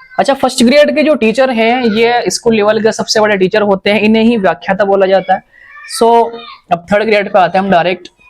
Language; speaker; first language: Hindi; native; Hindi